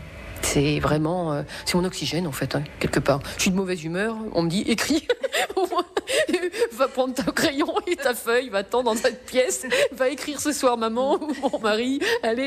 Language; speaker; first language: French; native; French